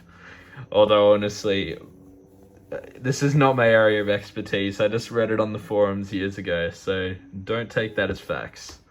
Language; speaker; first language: English; native; English